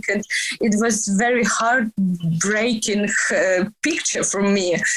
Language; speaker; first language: English; non-native, learner; Ukrainian